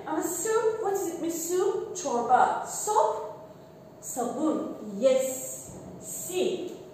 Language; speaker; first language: English; non-native, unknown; Turkish